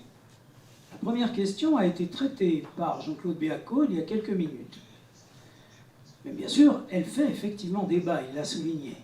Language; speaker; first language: French; native; French